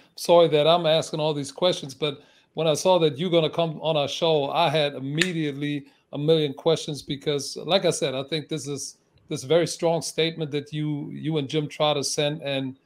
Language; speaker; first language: English; non-native, fluent; German